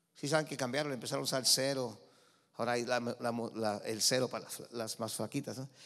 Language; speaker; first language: Spanish; early bilingual, heritage; Spanish